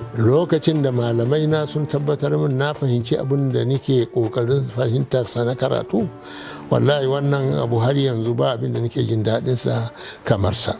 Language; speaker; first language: Hausa; non-native, local second language; Arabic